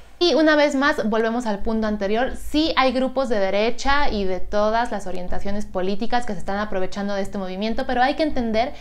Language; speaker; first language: Spanish; native; Spanish